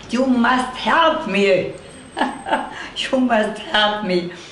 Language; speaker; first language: English; non-native, learner; German